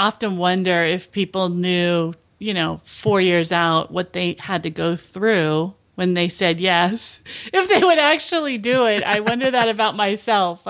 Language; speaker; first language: English; native; English